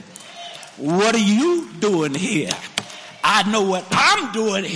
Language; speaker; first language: English; native; English